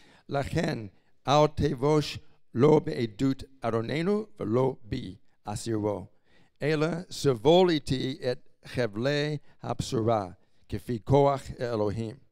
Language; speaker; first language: Hebrew; non-native, fluent; English